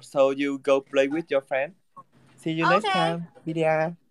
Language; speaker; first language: English; non-native, learner; Vietnamese